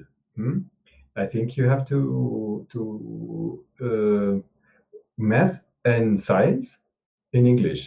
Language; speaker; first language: English; non-native, learner; Spanish